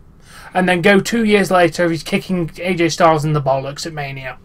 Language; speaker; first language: English; native; English